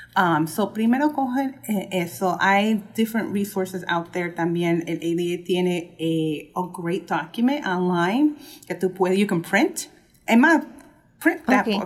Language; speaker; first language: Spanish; early bilingual, heritage; Spanish